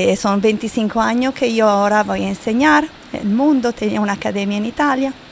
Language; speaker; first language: Spanish; non-native, learner; Italian